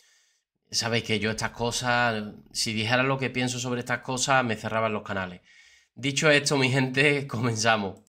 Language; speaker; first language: Spanish; native; Spanish